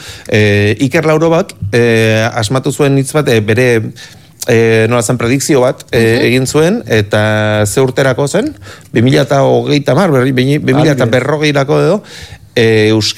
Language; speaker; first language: Basque; native; Basque